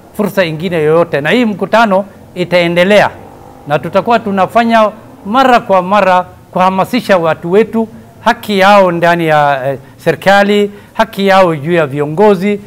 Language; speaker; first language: Swahili; non-native, local second language; Somali